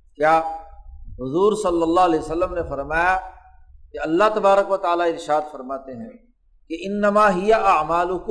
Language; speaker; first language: Urdu; non-native, local second language; Punjabi